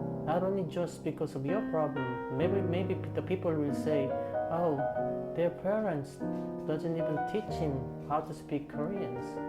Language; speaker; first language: English; non-native, fluent; Korean